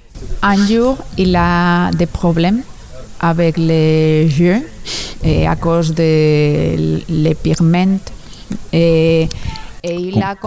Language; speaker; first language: French; non-native, learner; Spanish